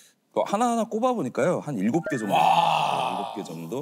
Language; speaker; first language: Korean; native; Korean